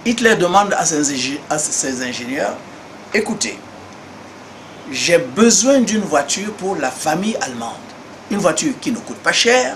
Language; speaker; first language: French; non-native, local second language; Duala